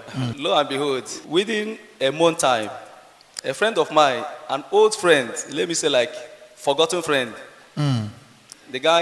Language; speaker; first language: English; non-native, local second language; Igbo